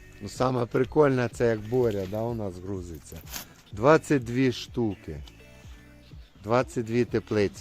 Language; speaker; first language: Ukrainian; native; Ukrainian